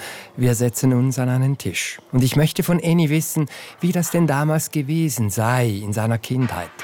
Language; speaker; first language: German; native; German